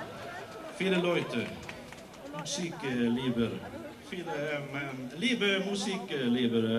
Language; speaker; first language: German; non-native, learner; English